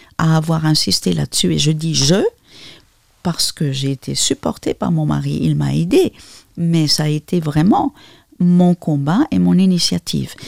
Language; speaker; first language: French; non-native, fluent; Spanish